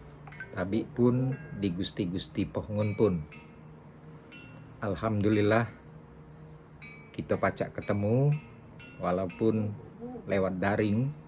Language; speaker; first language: Indonesian; non-native, local second language; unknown